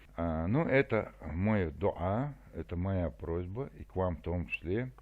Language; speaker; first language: Russian; non-native, local second language; Chechen